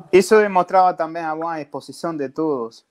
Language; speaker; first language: Portuguese; non-native, fluent; Spanish